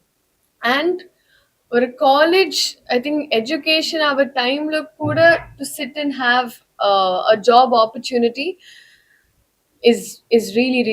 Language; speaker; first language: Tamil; non-native, learner; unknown